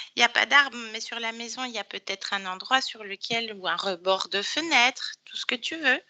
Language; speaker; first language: French; native; French